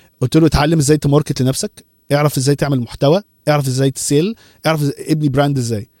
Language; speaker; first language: Arabic; early bilingual, heritage; Arabic